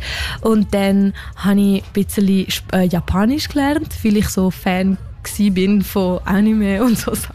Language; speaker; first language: German; non-native, local second language; French